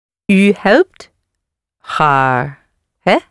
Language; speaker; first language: Dutch; non-native, learner; English